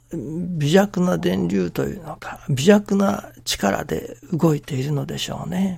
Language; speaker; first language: Japanese; native; Japanese